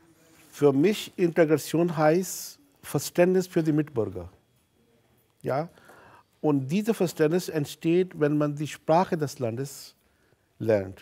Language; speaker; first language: German; non-native, fluent; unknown